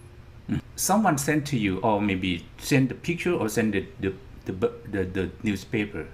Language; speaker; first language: English; non-native, fluent; Thai